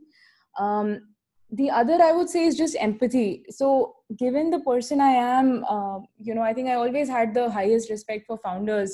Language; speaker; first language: English; non-native, local second language; Hindi